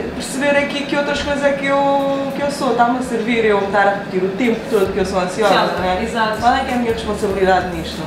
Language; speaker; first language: Portuguese; non-native, local second language; Kabuverdianu